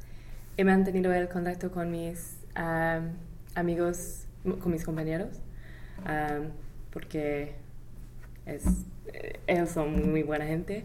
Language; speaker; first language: Spanish; non-native, fluent; English